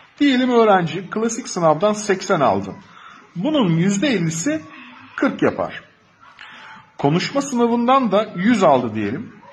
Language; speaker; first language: Turkish; native; Turkish